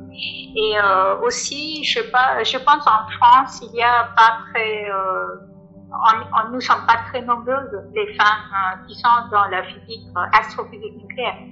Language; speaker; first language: French; non-native, fluent; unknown